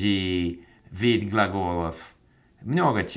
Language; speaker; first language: Russian; non-native, learner; English